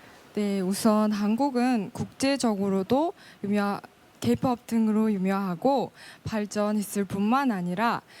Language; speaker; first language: Korean; non-native, fluent; Mongolian